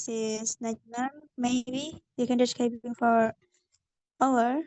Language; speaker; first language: English; non-native, learner; Indonesian